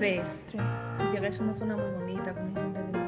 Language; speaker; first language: Spanish; native; Spanish